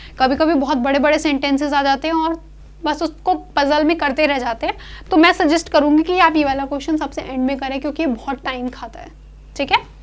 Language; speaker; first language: Hindi; native; Hindi